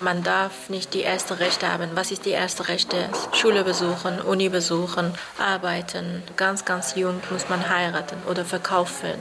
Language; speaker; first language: German; non-native, fluent; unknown